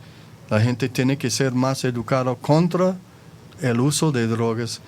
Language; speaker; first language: Spanish; non-native, fluent; English